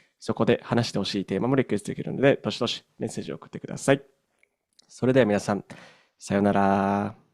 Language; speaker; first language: Japanese; native; Japanese